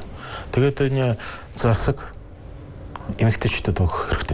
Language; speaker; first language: Mongolian; non-native, fluent; Russian